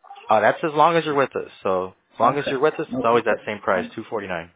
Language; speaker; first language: English; early bilingual, other home language; Spanish